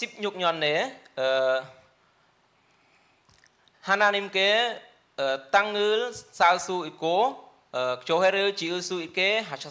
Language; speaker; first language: Korean; non-native, learner; Khmer